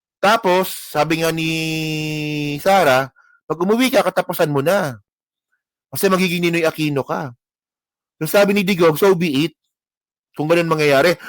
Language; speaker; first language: Filipino; non-native, local second language; Hiligaynon